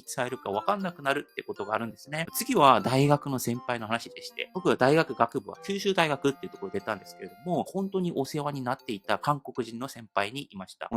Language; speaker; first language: Japanese; non-native, fluent; Korean